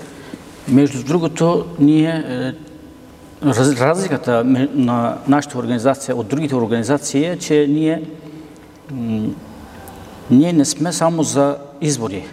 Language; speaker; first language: Bulgarian; non-native, local second language; Turkish